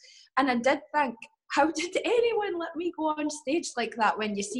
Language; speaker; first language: English; native; English